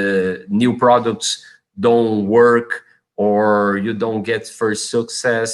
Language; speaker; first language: English; non-native, fluent; Portuguese